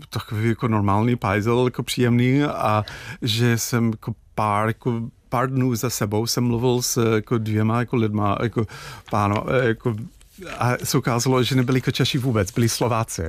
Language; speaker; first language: Czech; non-native, fluent; English